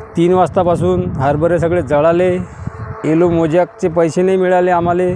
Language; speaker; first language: Marathi; native; Marathi